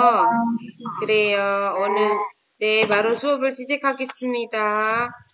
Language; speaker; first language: Korean; non-native, fluent; Indonesian